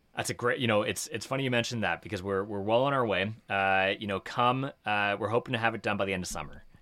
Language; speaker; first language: English; native; English